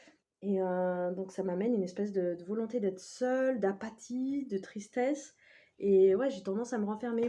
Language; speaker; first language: French; native; French